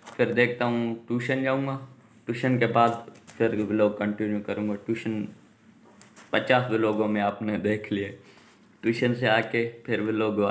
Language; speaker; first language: Urdu; non-native, local second language; Punjabi